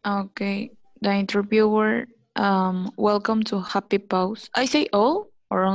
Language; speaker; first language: English; non-native, learner; Spanish